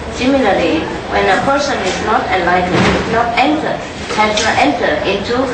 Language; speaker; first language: English; non-native, fluent; Vietnamese